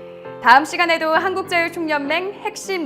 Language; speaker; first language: Korean; native; Korean